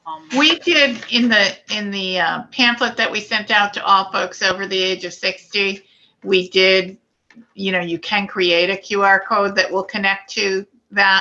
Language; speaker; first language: English; native; English